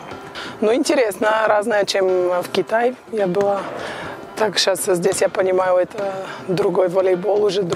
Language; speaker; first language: Russian; non-native, learner; Bulgarian